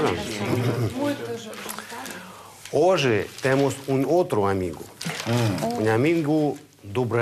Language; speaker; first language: Portuguese; non-native, fluent; Russian